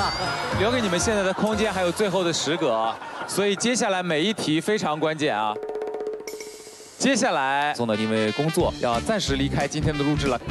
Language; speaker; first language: Chinese; native; Chinese